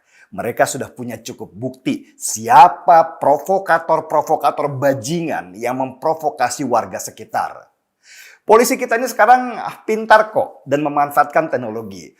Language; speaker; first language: Indonesian; native; Indonesian